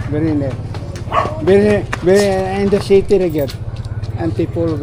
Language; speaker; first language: English; non-native, local second language; Filipino